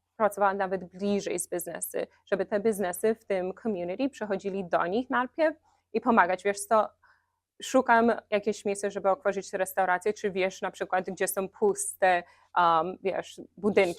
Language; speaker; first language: Polish; early bilingual, heritage; Polish